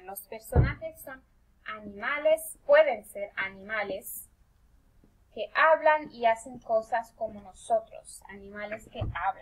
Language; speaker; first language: Spanish; early bilingual, heritage; Spanish